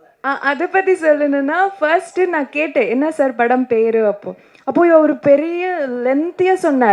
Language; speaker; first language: Tamil; non-native, learner; Kannada